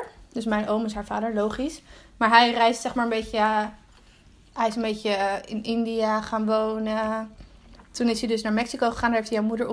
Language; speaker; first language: Dutch; native; Dutch